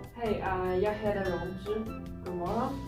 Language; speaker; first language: Swedish; non-native, learner; Chinese